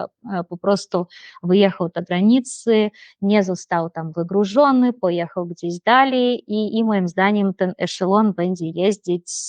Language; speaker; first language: Polish; non-native, fluent; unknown